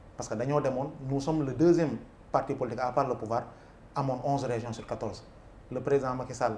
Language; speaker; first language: French; non-native, local second language; Wolof